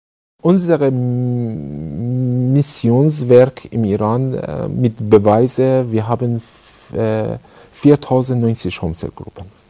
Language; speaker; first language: German; non-native, learner; Persian